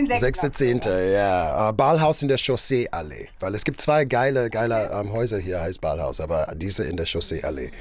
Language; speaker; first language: German; non-native, fluent; English